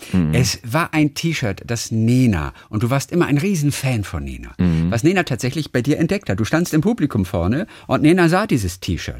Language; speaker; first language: German; native; German